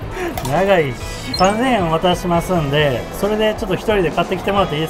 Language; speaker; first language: Japanese; native; Japanese